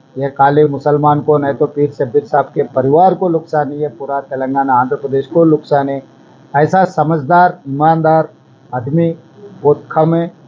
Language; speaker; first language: Hindi; non-native, local second language; Telugu